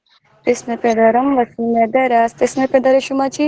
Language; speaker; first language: Persian; non-native, learner; Urdu